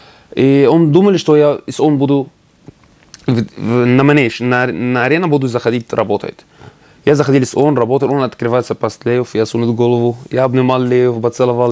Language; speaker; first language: Russian; non-native, learner; Arabic